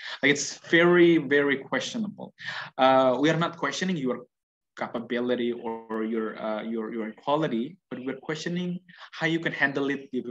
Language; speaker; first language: English; non-native, fluent; Indonesian